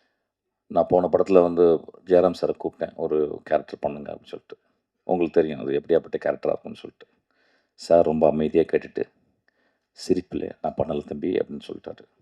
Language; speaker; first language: Tamil; native; Tamil